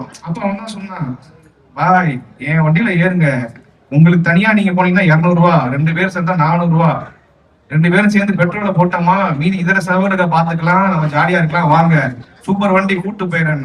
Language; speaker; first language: Tamil; native; Tamil